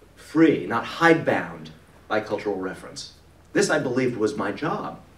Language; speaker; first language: English; native; English